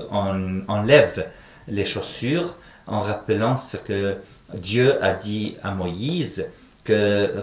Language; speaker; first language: French; non-native, fluent; Arabic